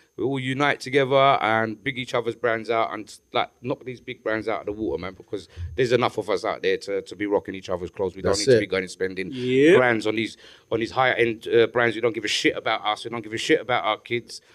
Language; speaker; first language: English; native; English